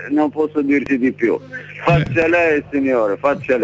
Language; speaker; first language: Italian; non-native, learner; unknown